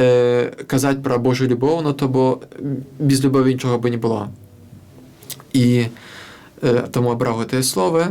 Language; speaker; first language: Belarusian; non-native, local second language; Russian